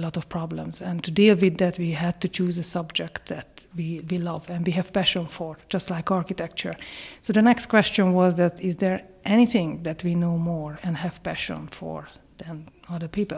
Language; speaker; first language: English; non-native, fluent; Hungarian